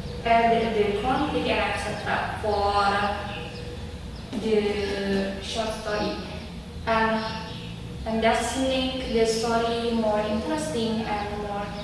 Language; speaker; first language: English; non-native, learner; Indonesian